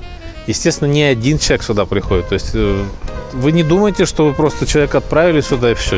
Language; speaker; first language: Russian; native; Russian